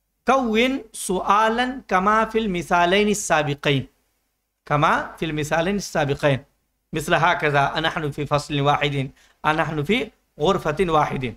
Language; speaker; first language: Arabic; non-native, learner; Urdu